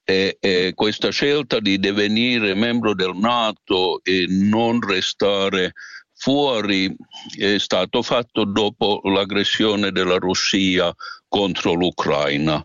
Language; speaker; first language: Italian; non-native, fluent; Finnish